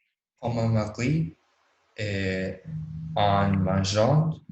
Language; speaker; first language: French; non-native, learner; Spanish